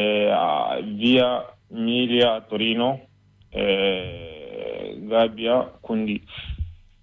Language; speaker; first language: Italian; non-native, learner; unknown